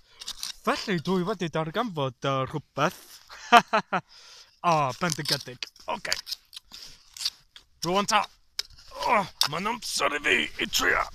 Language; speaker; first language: Welsh; non-native, learner; English